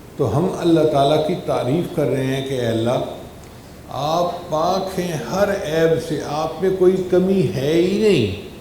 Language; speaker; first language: Urdu; non-native, local second language; Punjabi